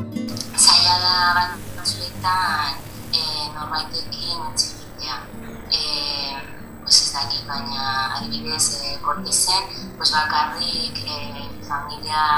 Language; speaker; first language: Basque; non-native, learner; Spanish